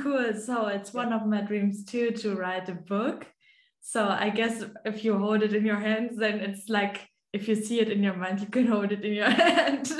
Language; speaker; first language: English; non-native, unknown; German